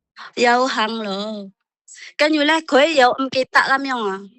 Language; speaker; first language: Chinese; non-native, learner; Indonesian